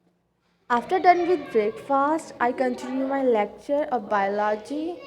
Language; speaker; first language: English; non-native, local second language; Urdu